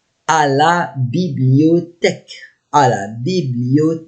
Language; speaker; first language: French; non-native, learner; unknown